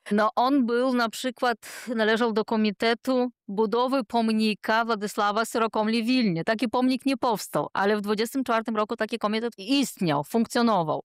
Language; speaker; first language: Polish; native; Polish